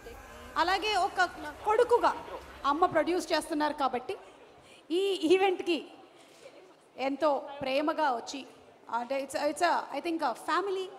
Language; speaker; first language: Telugu; native; Telugu